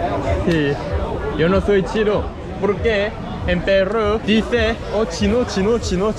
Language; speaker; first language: Spanish; non-native, learner; Korean